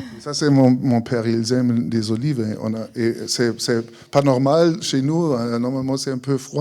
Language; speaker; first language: French; non-native, fluent; German